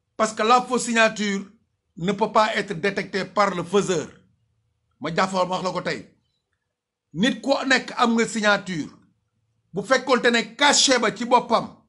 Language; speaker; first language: French; non-native, local second language; Wolof